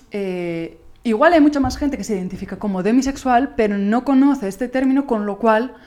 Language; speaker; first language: Spanish; non-native, fluent; Italian